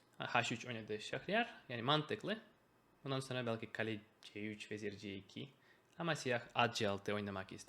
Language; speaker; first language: Turkish; non-native, fluent; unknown